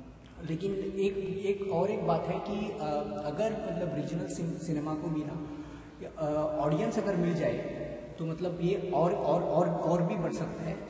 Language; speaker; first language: Hindi; non-native, local second language; Konkani